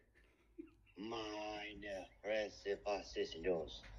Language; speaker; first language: German; non-native, learner; Albanian